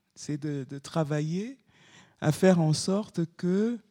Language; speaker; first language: French; native; French